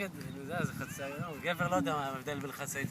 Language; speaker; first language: Hebrew; native; Hebrew